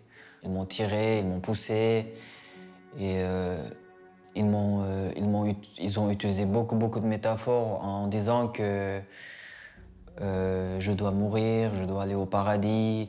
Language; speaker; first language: French; non-native, fluent; Uyghur